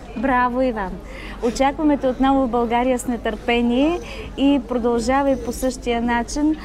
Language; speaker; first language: Bulgarian; native; Bulgarian